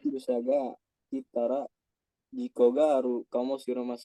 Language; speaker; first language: Japanese; non-native, learner; Indonesian